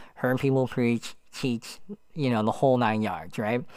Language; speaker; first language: English; native; English